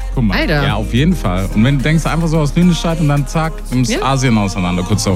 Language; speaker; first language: German; native; German